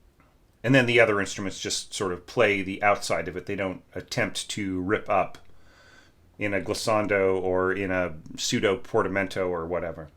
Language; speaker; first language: English; native; English